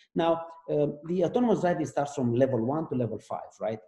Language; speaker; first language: English; non-native, fluent; Romanian